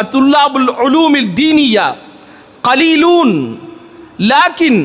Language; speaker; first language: Arabic; non-native, fluent; Tamil